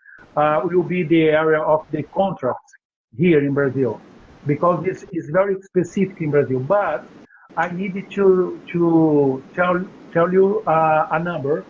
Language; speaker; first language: English; non-native, learner; Portuguese